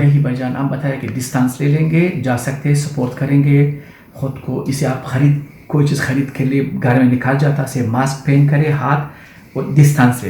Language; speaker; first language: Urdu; non-native, learner; Persian